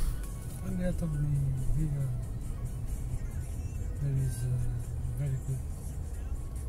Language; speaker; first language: English; non-native, learner; Italian